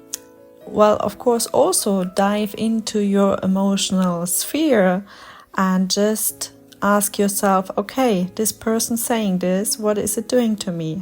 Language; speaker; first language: English; non-native, fluent; German